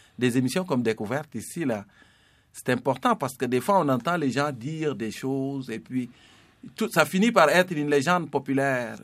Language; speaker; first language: French; non-native, local second language; Serer